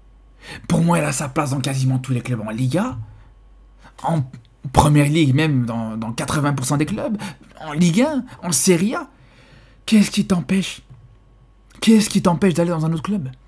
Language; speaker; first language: French; native; French